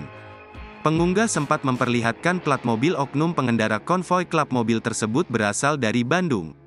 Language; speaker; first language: Indonesian; native; Indonesian